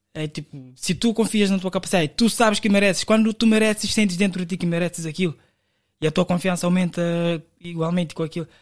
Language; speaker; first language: Portuguese; non-native, local second language; Kabuverdianu